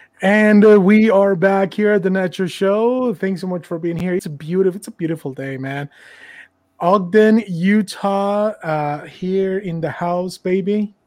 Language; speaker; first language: English; non-native, fluent; Spanish